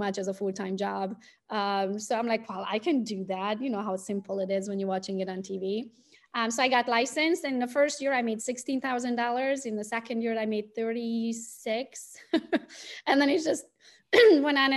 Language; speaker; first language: English; non-native, fluent; Romanian